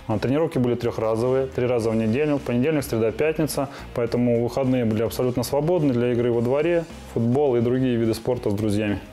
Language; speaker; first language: Russian; native; Russian